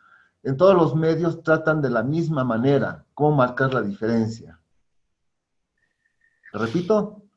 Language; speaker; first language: Spanish; native; Spanish